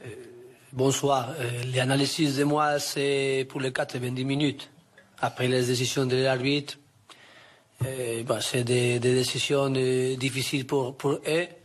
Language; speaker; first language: French; non-native, learner; Spanish